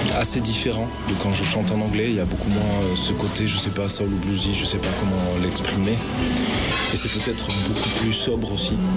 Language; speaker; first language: French; native; French